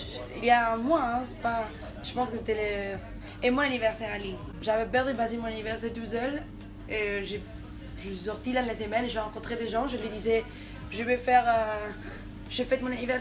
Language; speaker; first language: French; non-native, fluent; Spanish